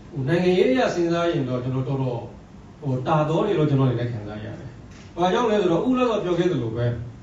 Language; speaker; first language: Burmese; non-native, local second language; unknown